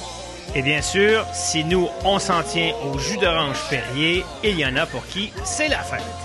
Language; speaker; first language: French; native; French